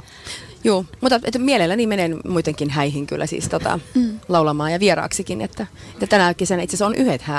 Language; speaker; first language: Finnish; native; Finnish